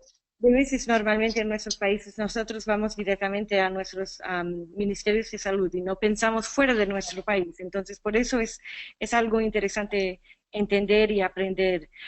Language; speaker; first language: Spanish; non-native, fluent; English